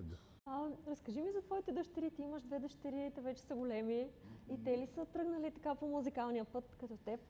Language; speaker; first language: Bulgarian; native; Bulgarian